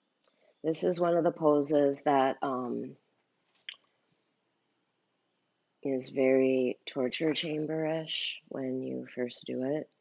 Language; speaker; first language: English; native; English